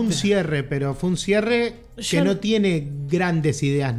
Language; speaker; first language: Spanish; native; Spanish